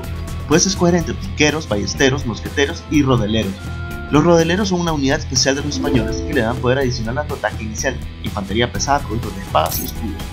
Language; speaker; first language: Spanish; native; Spanish